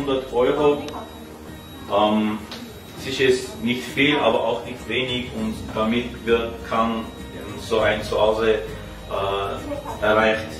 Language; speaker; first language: German; non-native, learner; Armenian